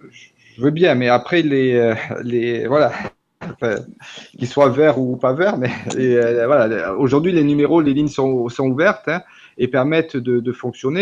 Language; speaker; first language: French; native; French